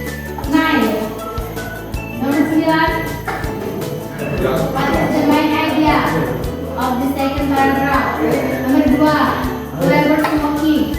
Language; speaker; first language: English; non-native, local second language; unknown